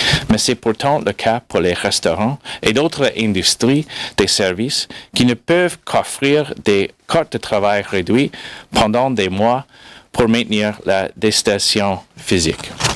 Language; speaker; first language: French; non-native, fluent; English